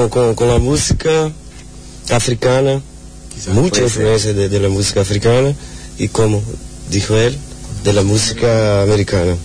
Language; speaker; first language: Spanish; non-native, learner; Portuguese